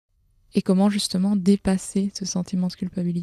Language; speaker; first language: French; native; French